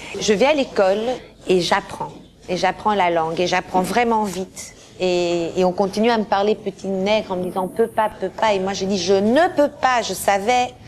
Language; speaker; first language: French; early bilingual, other home language; Portuguese